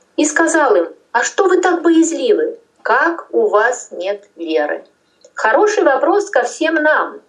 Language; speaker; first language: Russian; non-native, local second language; Tajik